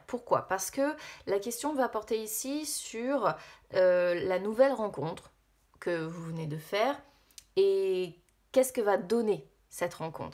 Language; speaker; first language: French; native; French